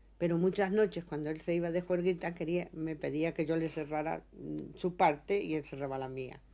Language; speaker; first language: Spanish; native; Spanish